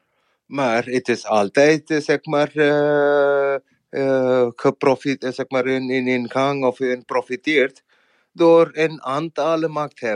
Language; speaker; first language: Dutch; non-native, fluent; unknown